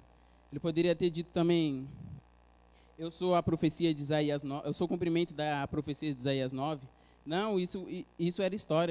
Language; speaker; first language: Portuguese; native; Portuguese